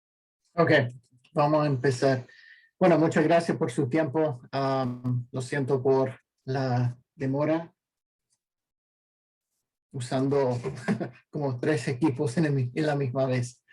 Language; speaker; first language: Spanish; non-native, fluent; English